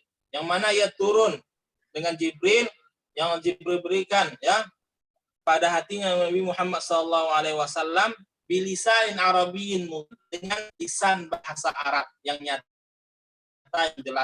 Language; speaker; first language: Indonesian; native; Indonesian